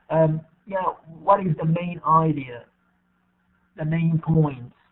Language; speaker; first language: English; non-native, fluent; Arabic